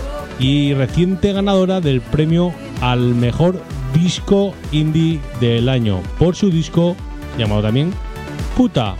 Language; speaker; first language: Spanish; native; Spanish